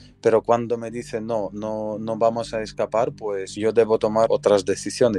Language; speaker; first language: Spanish; non-native, fluent; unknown